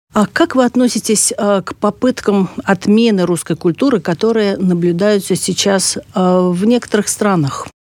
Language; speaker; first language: Russian; native; Russian